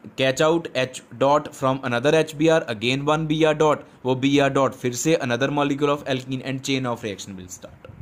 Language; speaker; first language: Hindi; non-native, local second language; Punjabi